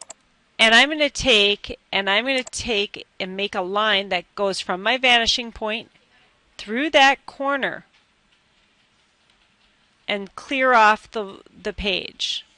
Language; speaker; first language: English; native; English